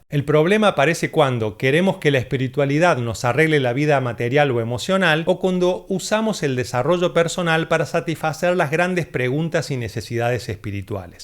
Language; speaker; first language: Spanish; native; Spanish